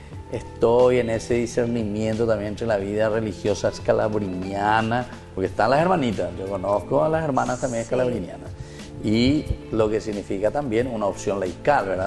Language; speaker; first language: Spanish; native; Spanish